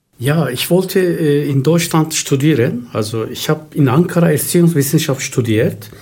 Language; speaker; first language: German; non-native, fluent; Turkish